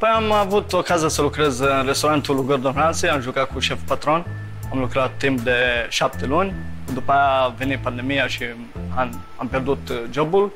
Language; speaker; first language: Romanian; early bilingual, heritage; Romanian